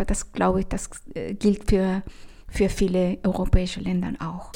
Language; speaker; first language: German; non-native, fluent; Spanish